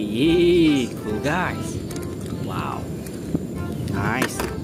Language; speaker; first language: English; non-native, learner; Indonesian